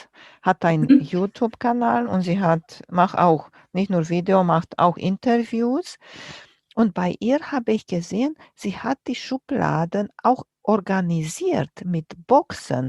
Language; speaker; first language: German; non-native, fluent; Romanian